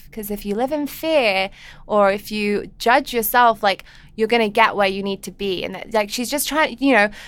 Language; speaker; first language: English; native; English